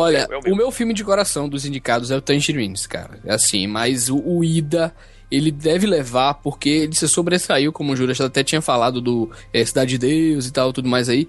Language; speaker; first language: Portuguese; native; Portuguese